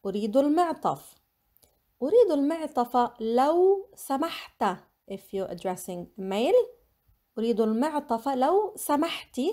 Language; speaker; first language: Arabic; non-native, fluent; English